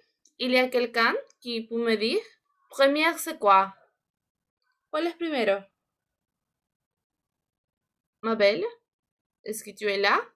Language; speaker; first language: French; non-native, fluent; Spanish